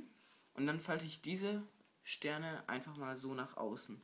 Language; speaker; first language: German; native; German